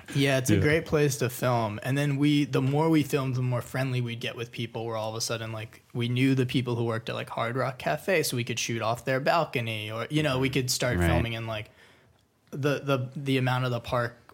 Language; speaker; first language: English; native; English